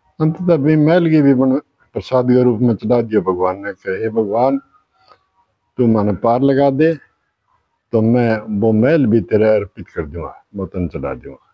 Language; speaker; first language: Hindi; native; Hindi